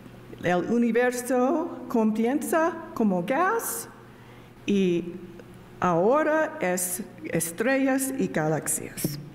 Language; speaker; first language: Spanish; non-native, learner; English